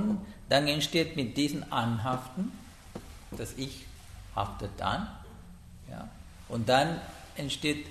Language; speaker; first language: German; non-native, learner; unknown